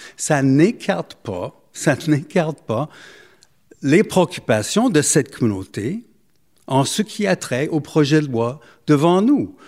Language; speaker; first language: French; non-native, local second language; English